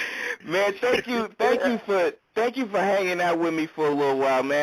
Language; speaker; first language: English; native; English